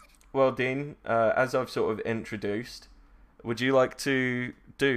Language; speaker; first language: English; native; English